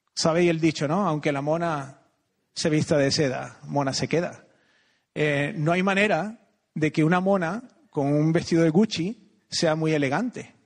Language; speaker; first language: Spanish; native; Spanish